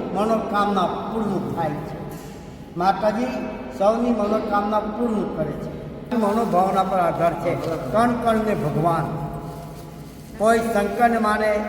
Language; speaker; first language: Gujarati; native; Gujarati